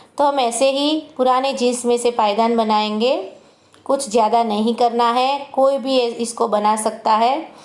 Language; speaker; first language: Hindi; non-native, local second language; Gujarati